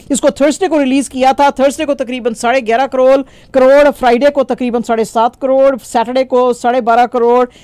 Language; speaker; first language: Urdu; native; Urdu